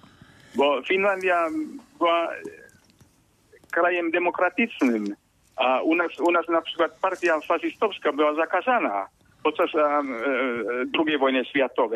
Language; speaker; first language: Polish; non-native, fluent; Finnish